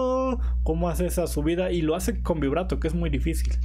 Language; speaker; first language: Spanish; native; Spanish